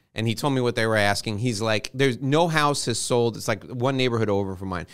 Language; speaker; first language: English; native; English